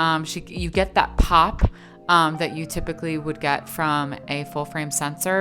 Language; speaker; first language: English; native; English